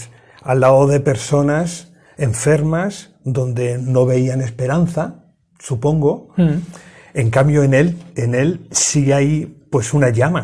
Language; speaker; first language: Spanish; native; Spanish